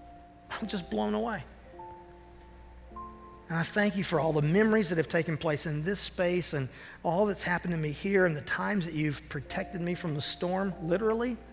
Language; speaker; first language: English; native; English